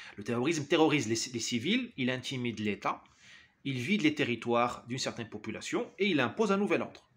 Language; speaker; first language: French; non-native, local second language; Arabic